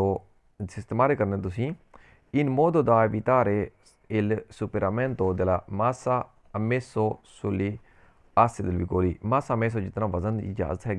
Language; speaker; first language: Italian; non-native, learner; Punjabi